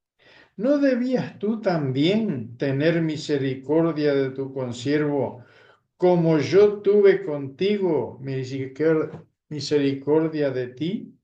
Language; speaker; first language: Spanish; native; Spanish